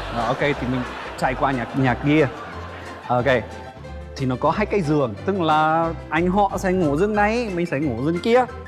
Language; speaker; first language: Vietnamese; non-native, fluent; Polish